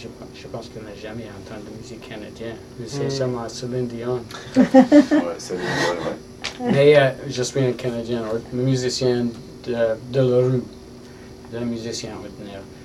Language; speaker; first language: French; non-native, learner; English